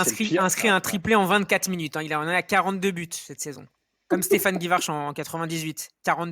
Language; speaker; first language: French; native; French